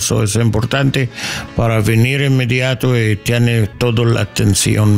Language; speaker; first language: Spanish; non-native, learner; English